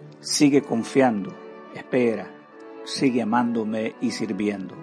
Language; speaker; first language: Spanish; native; Spanish